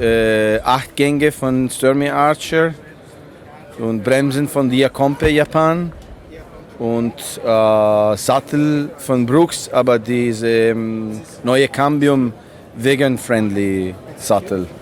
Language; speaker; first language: German; non-native, fluent; Italian